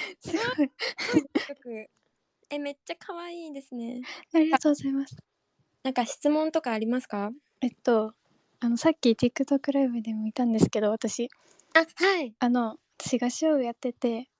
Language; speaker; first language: Japanese; native; Japanese